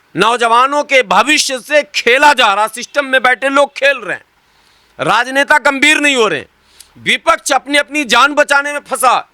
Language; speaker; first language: Hindi; native; Hindi